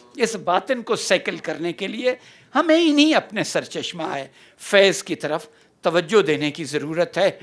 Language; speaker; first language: Urdu; non-native, local second language; Saraiki